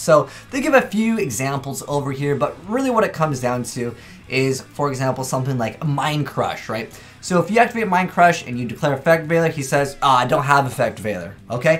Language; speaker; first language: English; native; English